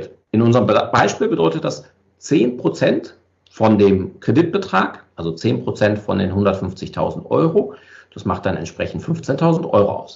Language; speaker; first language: German; native; German